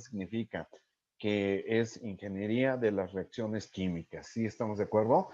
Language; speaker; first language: Spanish; native; Spanish